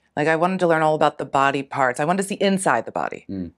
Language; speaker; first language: English; native; English